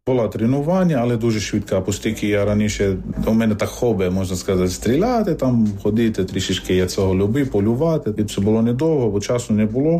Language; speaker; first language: Ukrainian; non-native, fluent; Arabic